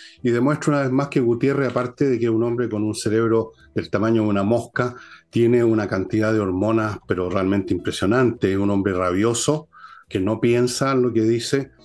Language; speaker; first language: Spanish; native; Spanish